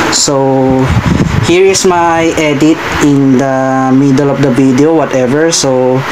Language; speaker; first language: English; non-native, local second language; Filipino